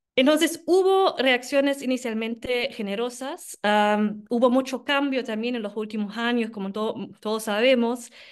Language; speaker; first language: Spanish; non-native, fluent; German